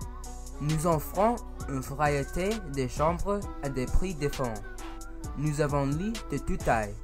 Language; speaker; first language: French; non-native, learner; English